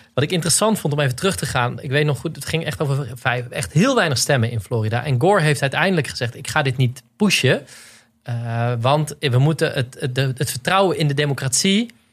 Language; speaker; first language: Dutch; native; Dutch